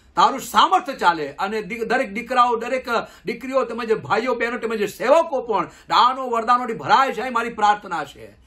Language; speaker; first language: Gujarati; non-native, local second language; Gamit